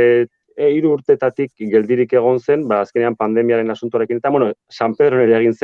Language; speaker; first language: Basque; native; Basque